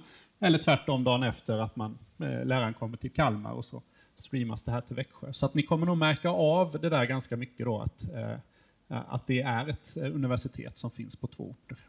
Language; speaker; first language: Swedish; native; Swedish